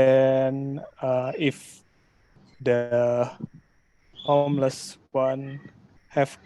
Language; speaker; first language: English; non-native, learner; Indonesian